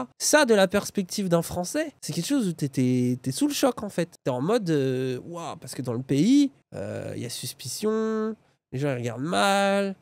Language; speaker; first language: French; native; French